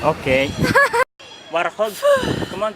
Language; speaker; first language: English; non-native, learner; Indonesian